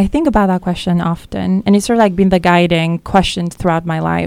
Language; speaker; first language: English; non-native, fluent; French